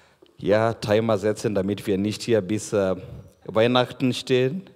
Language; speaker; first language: German; non-native, fluent; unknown